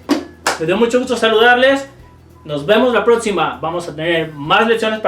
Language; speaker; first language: Spanish; native; Spanish